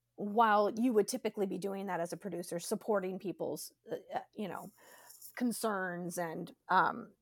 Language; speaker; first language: English; native; English